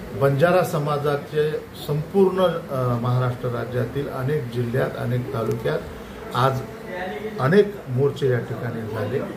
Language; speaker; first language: Marathi; non-native, local second language; Lambadi